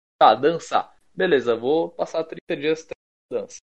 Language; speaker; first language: Portuguese; native; Portuguese